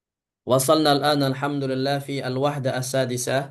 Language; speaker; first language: Arabic; non-native, fluent; Indonesian